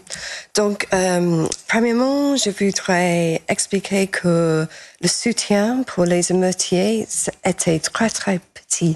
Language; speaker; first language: French; non-native, fluent; English